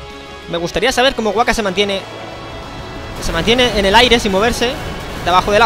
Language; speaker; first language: Spanish; native; Spanish